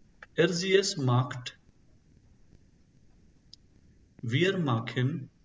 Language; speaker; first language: German; non-native, fluent; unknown